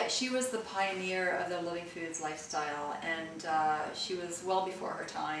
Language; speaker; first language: English; early bilingual, other home language; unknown